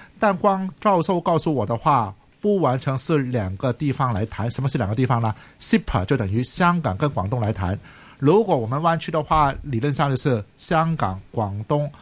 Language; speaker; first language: Chinese; non-native, local second language; Cantonese